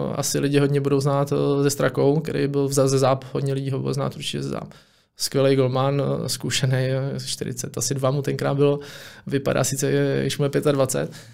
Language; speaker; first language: Czech; native; Czech